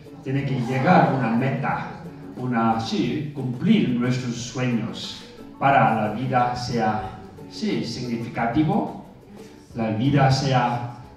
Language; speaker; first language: Spanish; non-native, fluent; Tibetan